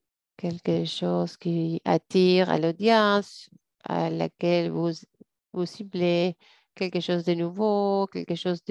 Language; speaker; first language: French; non-native, fluent; English